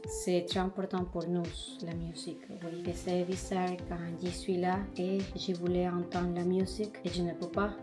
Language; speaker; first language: French; non-native, learner; Spanish